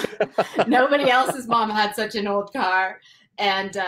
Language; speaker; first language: English; native; English